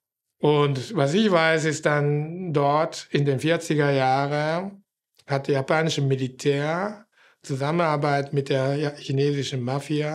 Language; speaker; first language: German; non-native, fluent; Japanese